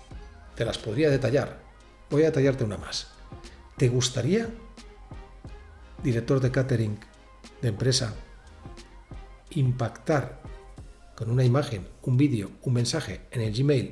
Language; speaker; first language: Spanish; native; Spanish